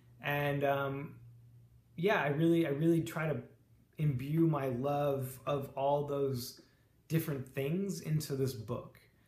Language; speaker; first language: English; native; English